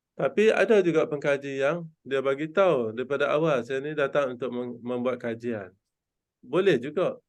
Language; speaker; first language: Malay; native; Malay